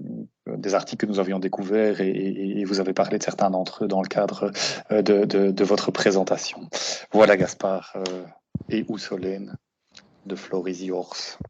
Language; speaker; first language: French; native; French